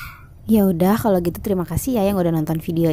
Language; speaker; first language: Indonesian; native; Indonesian